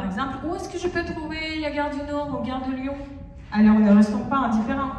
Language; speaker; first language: French; non-native, fluent; Russian